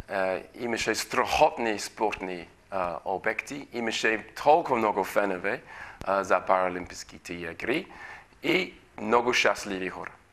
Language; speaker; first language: Bulgarian; non-native, fluent; English